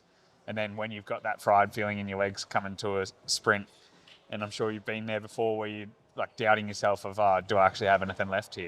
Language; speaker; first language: English; native; English